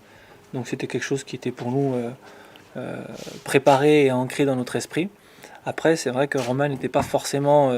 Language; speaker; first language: French; native; French